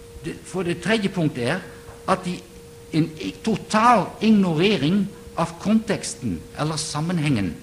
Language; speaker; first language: Norwegian; non-native, fluent; Dutch